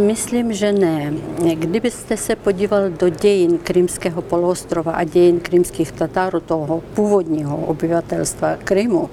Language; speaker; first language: Czech; non-native, fluent; Ukrainian